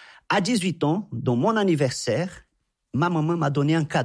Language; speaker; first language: French; non-native, fluent; Portuguese